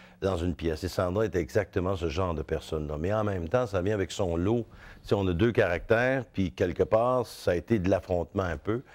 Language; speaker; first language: French; native; French